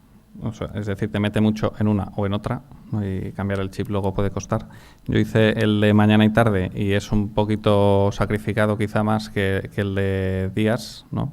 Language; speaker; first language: Spanish; native; Spanish